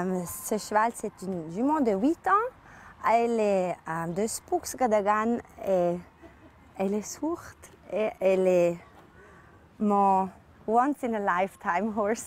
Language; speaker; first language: French; non-native, learner; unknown